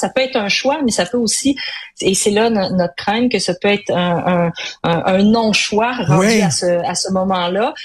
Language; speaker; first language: French; native; French